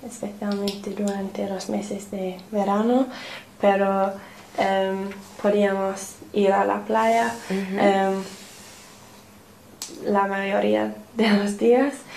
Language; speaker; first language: Spanish; non-native, learner; English